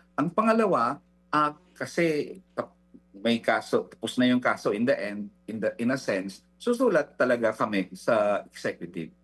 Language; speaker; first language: Filipino; non-native, local second language; Hiligaynon